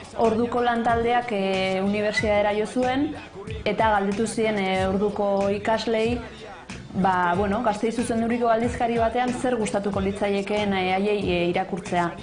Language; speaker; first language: Basque; native; Basque